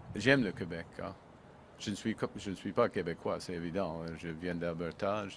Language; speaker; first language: French; non-native, local second language; English